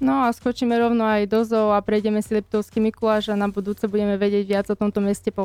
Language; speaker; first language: Slovak; native; Slovak